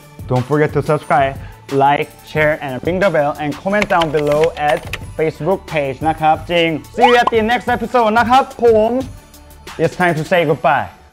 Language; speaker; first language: English; non-native, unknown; Korean